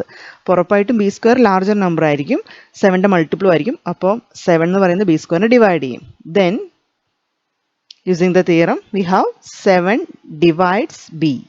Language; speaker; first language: Malayalam; native; Malayalam